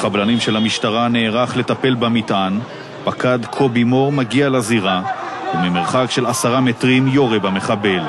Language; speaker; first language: Hebrew; native; Hebrew